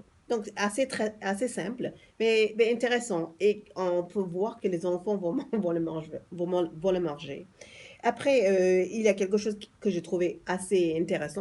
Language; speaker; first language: French; non-native, fluent; English